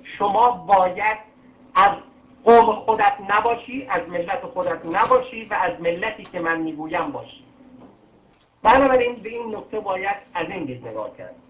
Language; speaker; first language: Persian; non-native, local second language; Arabic